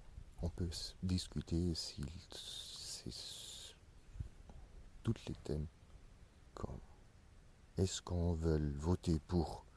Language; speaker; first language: French; non-native, learner; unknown